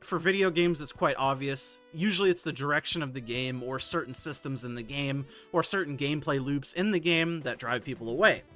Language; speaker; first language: English; native; English